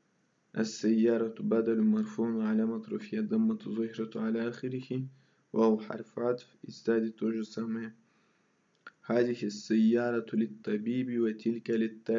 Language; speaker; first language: Arabic; non-native, fluent; Russian